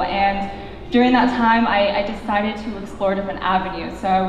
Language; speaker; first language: English; native; English